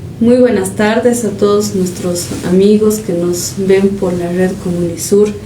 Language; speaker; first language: Spanish; native; Spanish